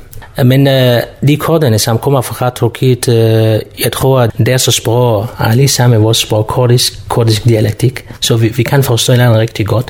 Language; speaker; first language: Danish; non-native, fluent; Kurdish